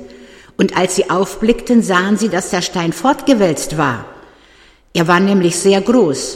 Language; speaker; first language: German; native; German